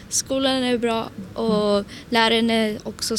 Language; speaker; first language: Swedish; early bilingual, other home language; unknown